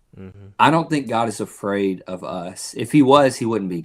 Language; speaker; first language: English; native; English